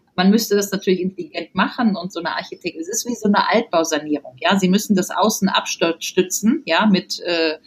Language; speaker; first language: German; native; German